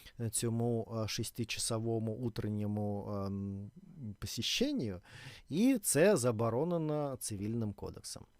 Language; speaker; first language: Ukrainian; non-native, learner; Russian